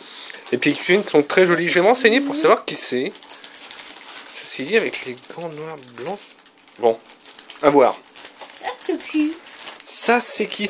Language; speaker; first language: French; native; French